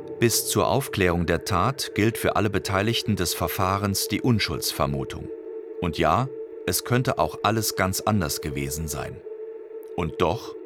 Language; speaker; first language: German; native; German